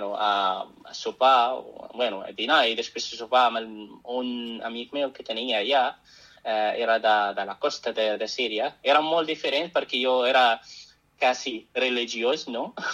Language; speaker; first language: Catalan; non-native, fluent; Arabic